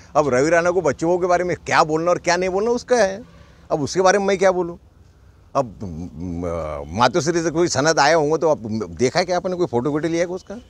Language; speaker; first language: Hindi; non-native, local second language; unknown